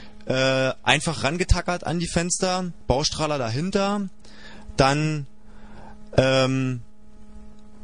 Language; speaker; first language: German; native; German